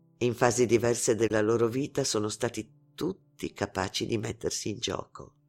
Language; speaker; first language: Italian; non-native, fluent; Arabic